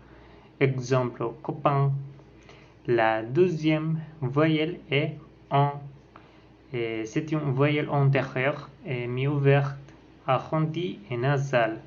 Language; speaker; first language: French; non-native, learner; Spanish